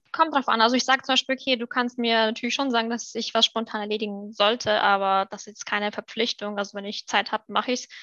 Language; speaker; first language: German; early bilingual, other home language; Russian